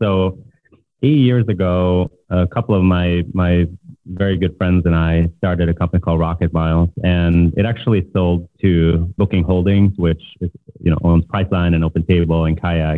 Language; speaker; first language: English; non-native, fluent; Norwegian